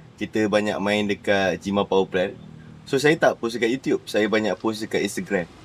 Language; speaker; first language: Malay; native; Malay